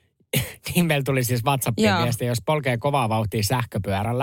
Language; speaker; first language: Finnish; native; Finnish